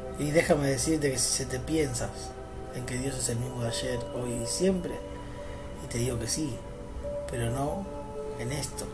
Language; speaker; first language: Spanish; native; Spanish